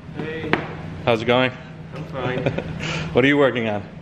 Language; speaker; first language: English; native; English